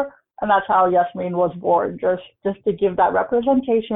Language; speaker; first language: English; non-native, local second language; Urdu